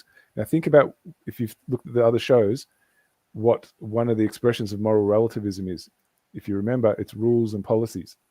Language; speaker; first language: English; native; English